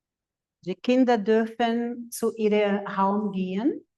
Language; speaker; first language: German; non-native, fluent; Portuguese